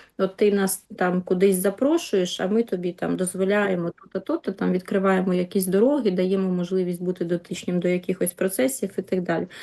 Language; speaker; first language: Ukrainian; native; Ukrainian